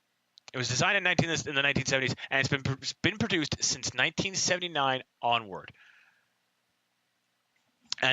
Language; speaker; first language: English; native; English